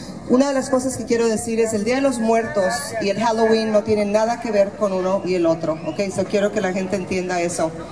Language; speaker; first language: Spanish; early bilingual, heritage; Spanish